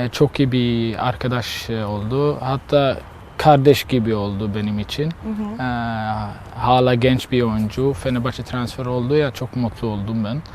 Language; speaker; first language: Turkish; non-native, learner; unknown